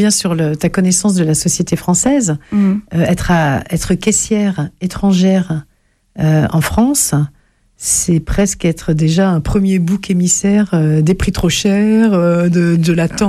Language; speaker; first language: French; native; French